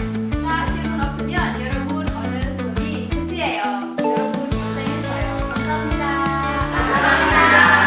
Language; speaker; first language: Korean; non-native, fluent; Indonesian